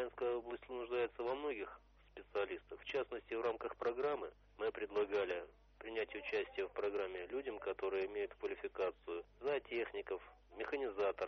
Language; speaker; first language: Russian; native; Russian